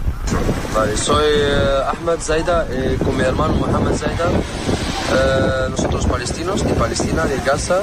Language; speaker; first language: Spanish; non-native, learner; Arabic